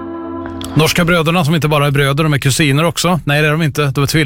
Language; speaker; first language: Swedish; native; Swedish